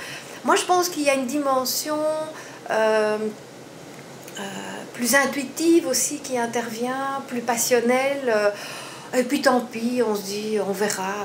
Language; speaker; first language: French; native; French